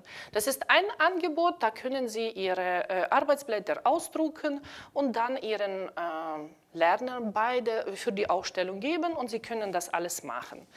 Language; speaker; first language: German; non-native, fluent; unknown